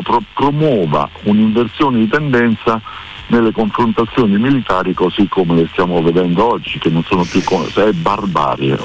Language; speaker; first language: Italian; native; Italian